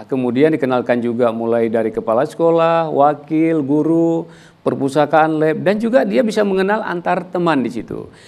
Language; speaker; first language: Indonesian; native; Indonesian